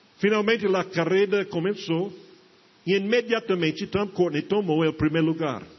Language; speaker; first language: Portuguese; non-native, fluent; English